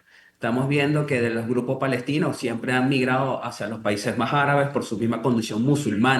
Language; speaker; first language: Spanish; native; Spanish